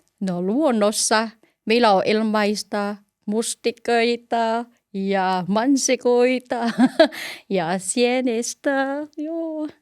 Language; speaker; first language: Finnish; non-native, learner; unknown